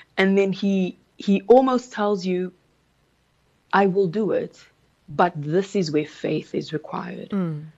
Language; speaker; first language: English; early bilingual, other home language; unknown